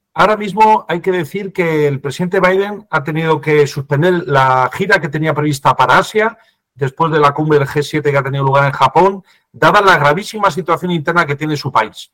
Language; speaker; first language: Spanish; native; Spanish